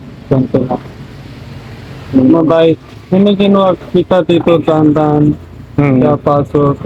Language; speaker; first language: Filipino; non-native, learner; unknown